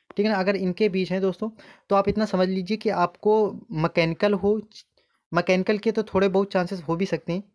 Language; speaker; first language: Hindi; native; Hindi